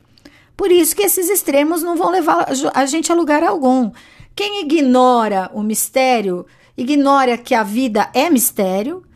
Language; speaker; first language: Portuguese; native; Portuguese